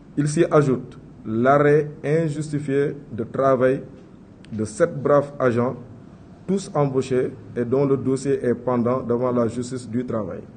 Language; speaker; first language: French; non-native, local second language; Wolof